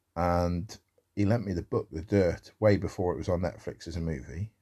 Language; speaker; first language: English; native; English